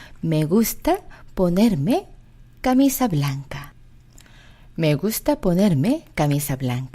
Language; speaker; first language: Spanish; non-native, fluent; Korean